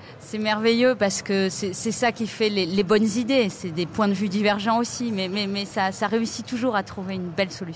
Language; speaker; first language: French; native; French